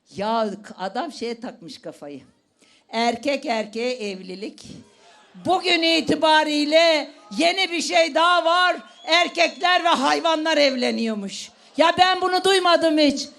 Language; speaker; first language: Turkish; native; Turkish